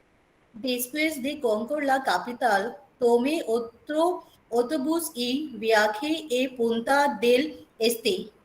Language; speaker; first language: Spanish; non-native, learner; Hindi